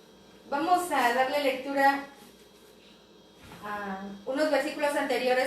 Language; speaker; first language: Spanish; native; Spanish